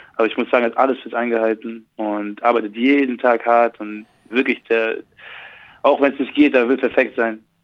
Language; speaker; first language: German; early bilingual, other home language; French